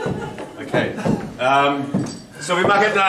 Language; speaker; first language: German; non-native, learner; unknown